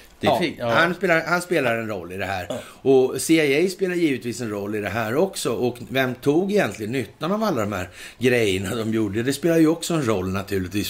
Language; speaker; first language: Swedish; native; Swedish